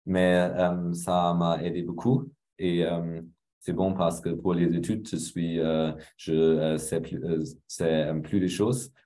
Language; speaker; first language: French; non-native, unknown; German